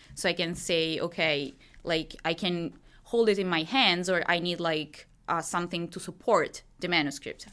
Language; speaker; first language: English; non-native, fluent; Italian